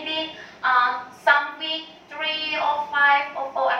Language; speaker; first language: English; non-native, learner; Thai